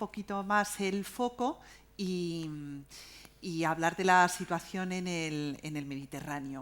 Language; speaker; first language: Spanish; native; Spanish